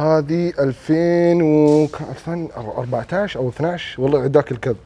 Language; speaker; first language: Arabic; native; Arabic